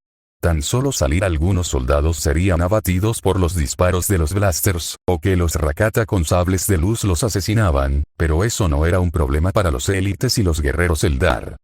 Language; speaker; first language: Spanish; native; Spanish